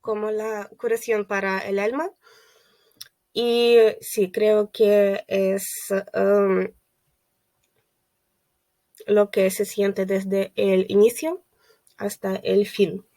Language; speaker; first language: Spanish; non-native, fluent; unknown